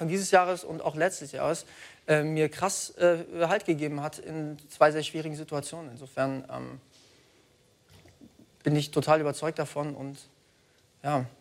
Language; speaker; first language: German; native; German